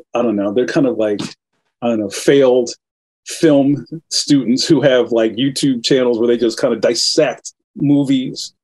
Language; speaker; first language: English; native; English